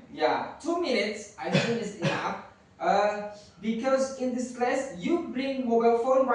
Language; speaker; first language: English; non-native, learner; Indonesian